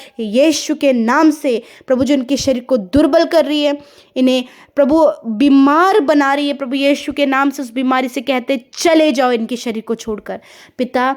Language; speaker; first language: Hindi; native; Hindi